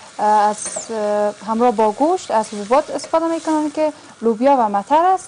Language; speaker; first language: Persian; native; Persian